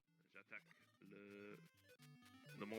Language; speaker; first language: French; non-native, learner; English